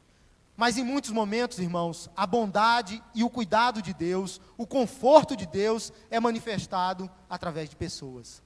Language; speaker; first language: Portuguese; native; Portuguese